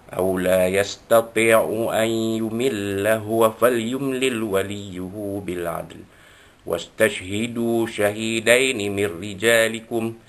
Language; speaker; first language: Arabic; non-native, learner; Malay